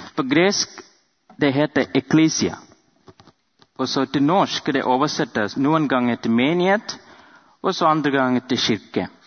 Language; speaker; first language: Norwegian; non-native, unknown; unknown